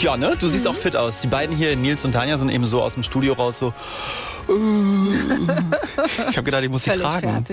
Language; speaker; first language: German; native; German